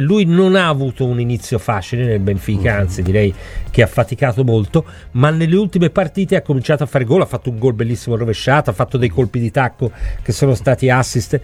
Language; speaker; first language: Italian; native; Italian